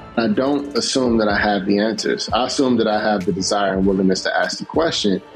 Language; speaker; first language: English; native; English